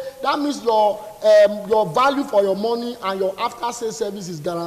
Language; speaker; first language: English; non-native, local second language; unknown